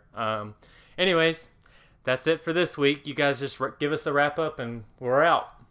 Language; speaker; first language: English; native; English